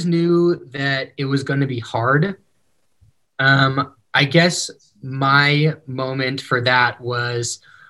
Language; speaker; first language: English; native; English